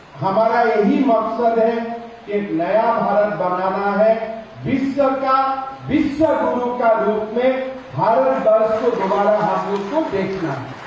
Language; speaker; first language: Hindi; non-native, local second language; Assamese